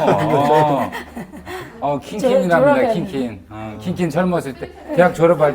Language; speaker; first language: Korean; native; Korean